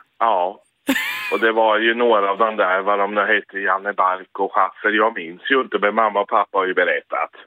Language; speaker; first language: Swedish; native; Swedish